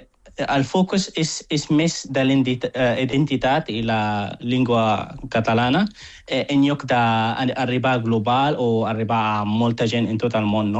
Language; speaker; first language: Catalan; non-native, fluent; Arabic